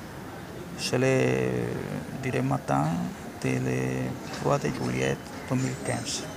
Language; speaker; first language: French; non-native, learner; Spanish